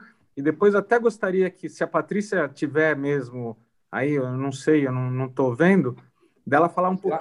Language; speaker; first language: Portuguese; native; Portuguese